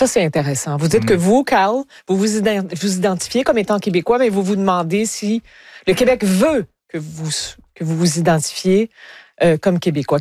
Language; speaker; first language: French; native; French